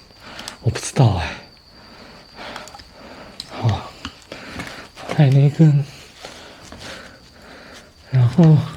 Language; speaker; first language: Chinese; native; Chinese